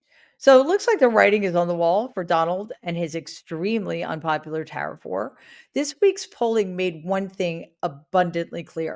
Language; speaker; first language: English; native; English